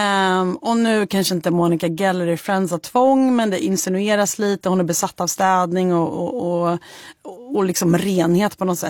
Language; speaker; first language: Swedish; native; Swedish